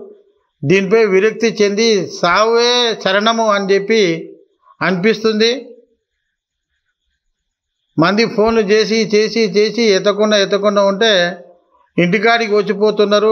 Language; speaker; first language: Telugu; native; Telugu